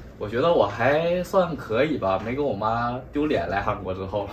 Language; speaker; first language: Chinese; native; Chinese